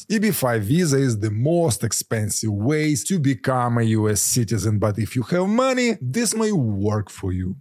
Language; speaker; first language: English; non-native, fluent; Ukrainian